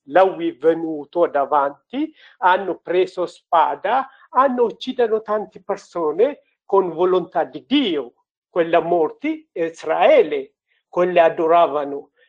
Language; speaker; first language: Italian; non-native, learner; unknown